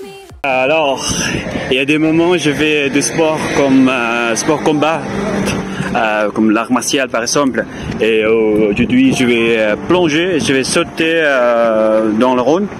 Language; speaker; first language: French; non-native, fluent; Indonesian